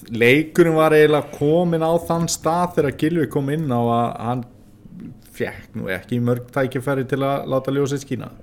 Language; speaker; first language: Icelandic; native; Icelandic